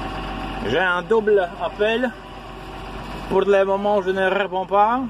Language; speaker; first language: French; non-native, fluent; Polish